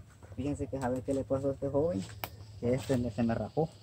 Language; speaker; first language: Spanish; native; Spanish